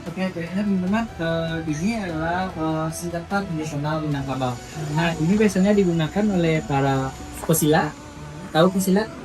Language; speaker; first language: Indonesian; native; Indonesian